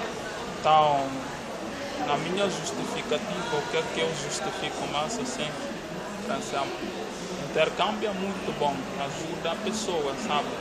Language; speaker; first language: Portuguese; non-native, local second language; Upper Guinea Crioulo